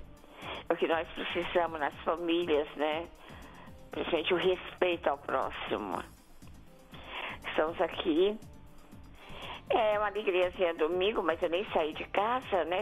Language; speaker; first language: Portuguese; native; Portuguese